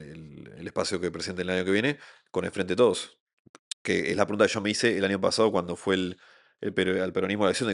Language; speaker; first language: Spanish; native; Spanish